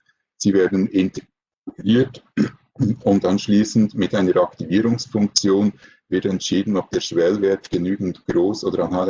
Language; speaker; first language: German; native; German